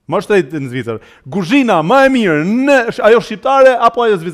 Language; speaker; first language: Albanian; native; Albanian